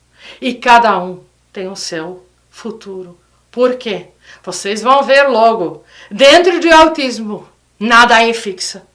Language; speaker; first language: Portuguese; non-native, fluent; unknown